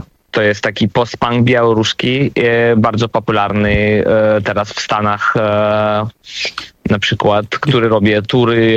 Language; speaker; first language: Polish; non-native, learner; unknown